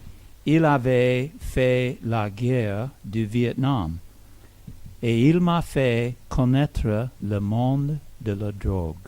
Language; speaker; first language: French; non-native, learner; English